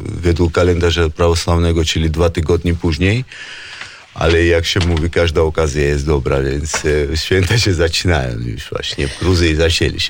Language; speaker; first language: Polish; non-native, fluent; Georgian